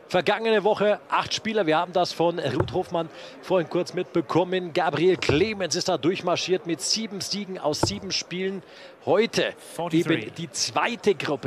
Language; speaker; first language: German; native; German